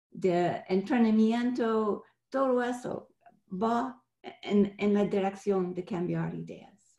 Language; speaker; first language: Spanish; non-native, fluent; English